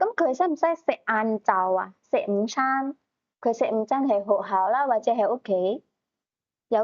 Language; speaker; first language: Cantonese; native; Cantonese